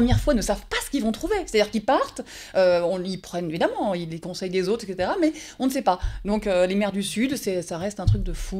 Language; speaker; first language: French; native; French